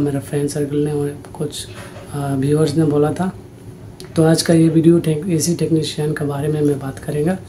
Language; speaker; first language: Hindi; non-native, fluent; Bangla